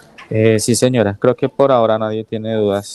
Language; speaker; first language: Spanish; native; Spanish